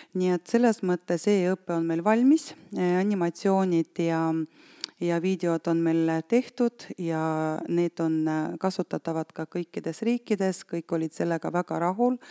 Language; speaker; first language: Estonian; non-native, local second language; Russian